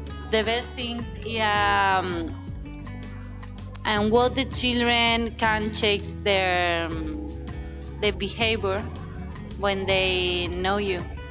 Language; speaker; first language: English; non-native, learner; Spanish